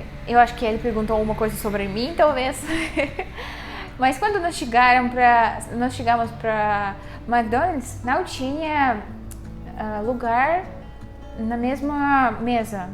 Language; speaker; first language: Portuguese; non-native, fluent; Russian